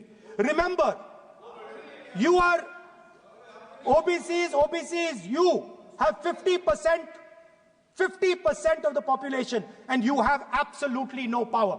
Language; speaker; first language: English; non-native, local second language; Hindi